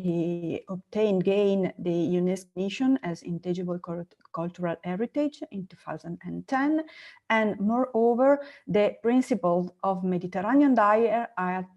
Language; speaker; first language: English; non-native, learner; Italian